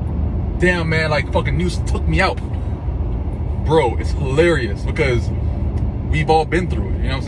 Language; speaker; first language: English; native; English